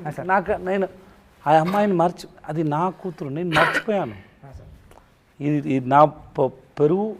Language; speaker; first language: Telugu; non-native, local second language; Tamil